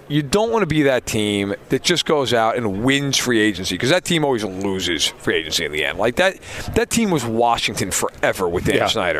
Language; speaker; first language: English; native; English